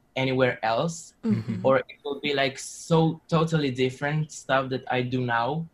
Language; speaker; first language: English; non-native, learner; Slovenian